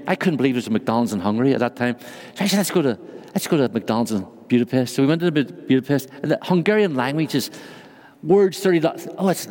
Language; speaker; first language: English; native; English